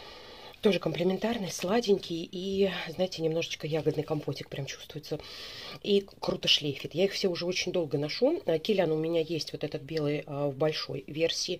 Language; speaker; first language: Russian; native; Russian